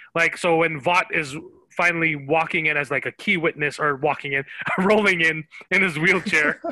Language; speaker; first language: English; non-native, local second language; Filipino